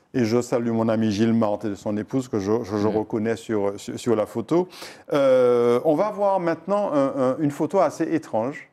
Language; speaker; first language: French; native; French